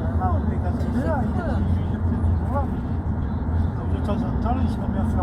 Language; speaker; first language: French; native; French